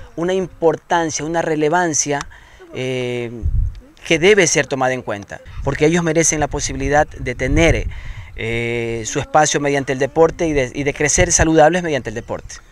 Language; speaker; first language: Spanish; native; Spanish